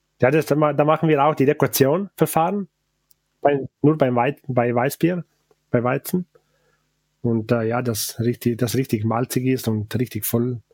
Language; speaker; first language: German; non-native, local second language; Ladin